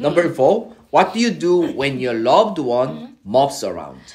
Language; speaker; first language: English; non-native, fluent; Korean